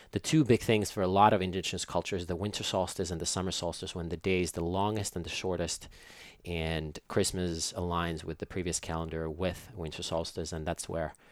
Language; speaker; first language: English; non-native, fluent; Finnish